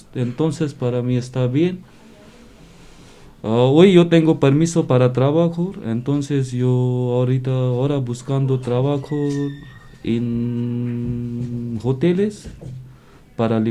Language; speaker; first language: Spanish; non-native, learner; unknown